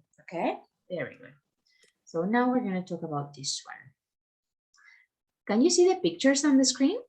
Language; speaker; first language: English; non-native, fluent; Spanish